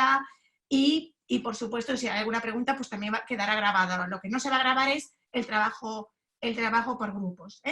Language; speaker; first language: Spanish; native; Spanish